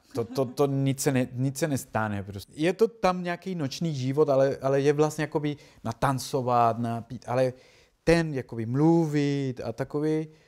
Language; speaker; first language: Czech; non-native, learner; Spanish